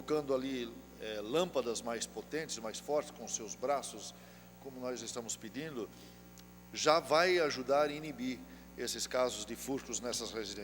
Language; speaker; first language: Portuguese; native; Portuguese